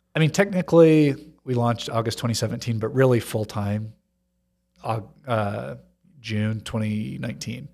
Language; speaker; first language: English; native; English